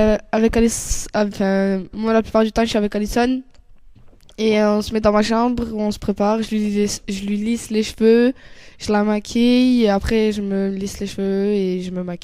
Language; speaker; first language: French; native; French